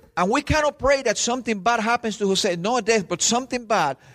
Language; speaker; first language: English; non-native, fluent; Spanish